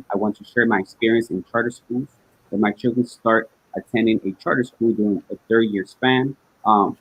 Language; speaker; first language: English; early bilingual, other home language; Spanish